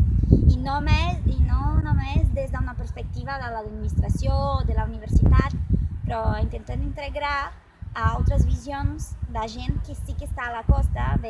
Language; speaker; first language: Catalan; non-native, fluent; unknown